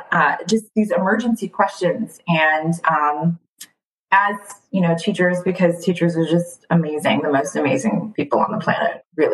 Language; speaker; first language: English; early bilingual, other home language; Spanish